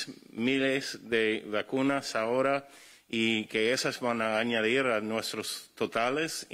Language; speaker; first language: Spanish; non-native, fluent; English